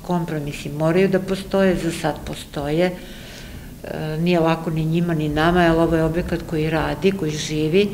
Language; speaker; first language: Serbian; native; Serbian